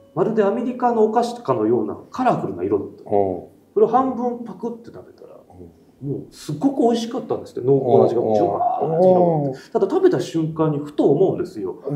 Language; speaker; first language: Japanese; native; Japanese